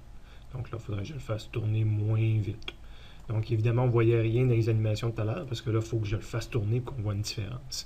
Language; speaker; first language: French; native; French